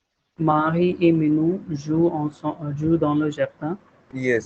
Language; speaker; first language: French; non-native, fluent; Hindi